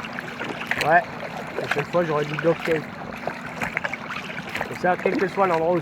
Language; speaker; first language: French; native; French